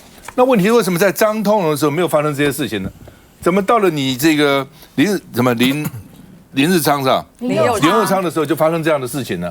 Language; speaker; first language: Chinese; native; Chinese